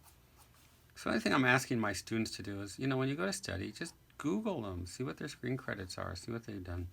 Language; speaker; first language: English; native; English